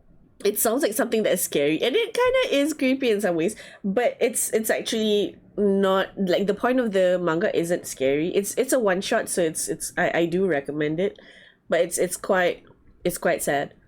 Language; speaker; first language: English; non-native, learner; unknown